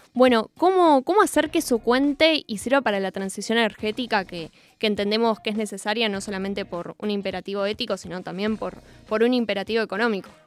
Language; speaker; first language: Spanish; native; Spanish